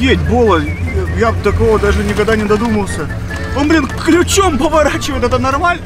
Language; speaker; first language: Russian; native; Russian